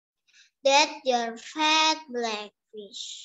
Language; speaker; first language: English; non-native, learner; Indonesian